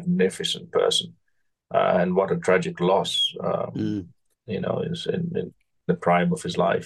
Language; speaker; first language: English; non-native, local second language; Sinhala